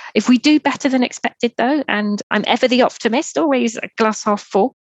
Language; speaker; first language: English; native; English